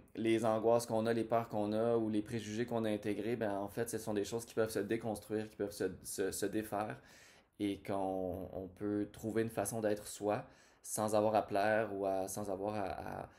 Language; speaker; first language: French; native; French